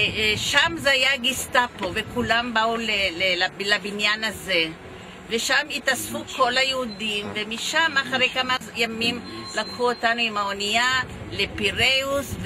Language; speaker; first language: Hebrew; non-native, fluent; Ladino